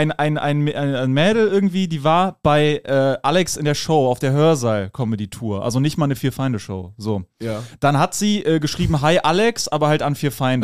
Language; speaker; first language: German; native; German